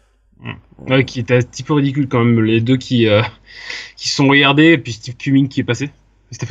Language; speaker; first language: French; native; French